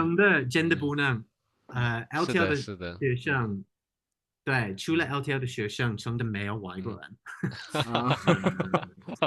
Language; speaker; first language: Chinese; non-native, fluent; English